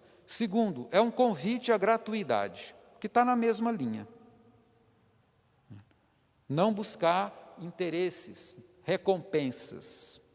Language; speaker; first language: Portuguese; native; Portuguese